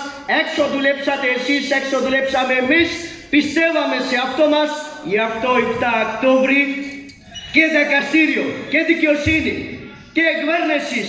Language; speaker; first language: Greek; non-native, learner; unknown